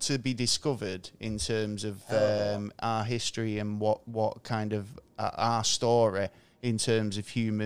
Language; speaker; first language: English; native; English